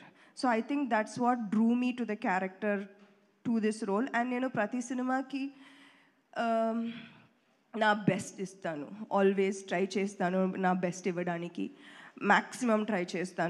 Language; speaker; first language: Telugu; non-native, fluent; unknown